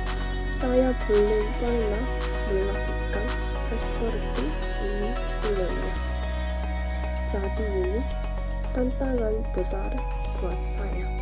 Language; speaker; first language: Indonesian; non-native, learner; Korean